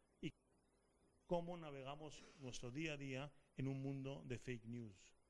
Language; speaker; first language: Spanish; native; Spanish